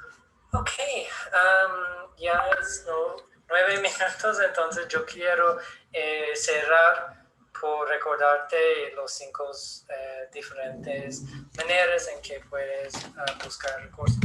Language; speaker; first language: Spanish; non-native, learner; English